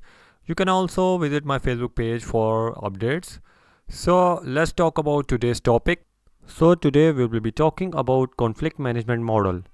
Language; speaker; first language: English; non-native, local second language; Urdu